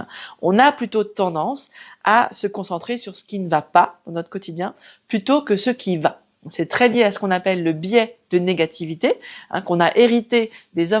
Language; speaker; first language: French; native; French